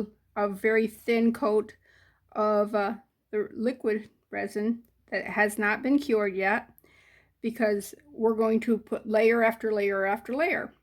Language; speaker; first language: English; native; English